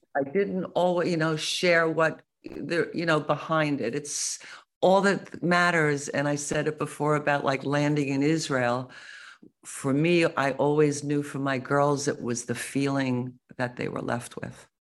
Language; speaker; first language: English; native; English